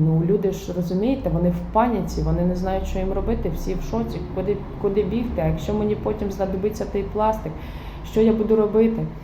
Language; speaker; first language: Ukrainian; native; Ukrainian